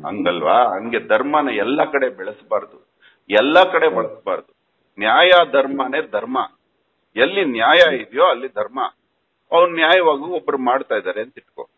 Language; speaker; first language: Kannada; native; Kannada